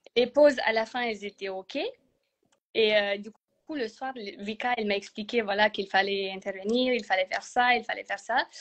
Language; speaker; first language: French; non-native, fluent; Romanian